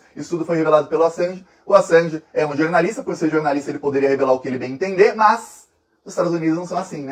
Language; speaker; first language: Portuguese; native; Portuguese